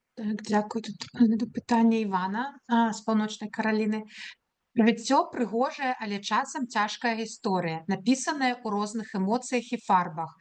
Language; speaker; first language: Belarusian; non-native, local second language; Russian